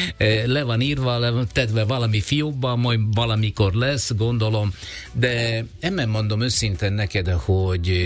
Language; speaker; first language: Hungarian; non-native, fluent; Italian